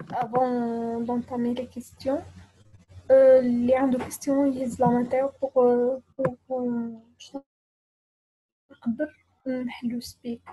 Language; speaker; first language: French; non-native, local second language; Arabic